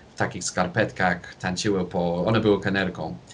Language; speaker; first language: Polish; non-native, fluent; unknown